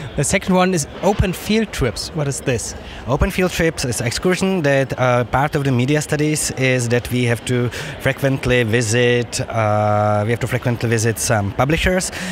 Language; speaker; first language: English; non-native, fluent; Czech